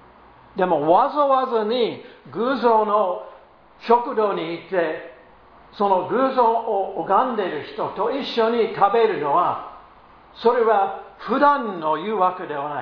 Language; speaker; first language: Japanese; non-native, fluent; English